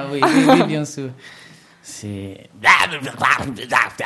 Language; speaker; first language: French; non-native, learner; Portuguese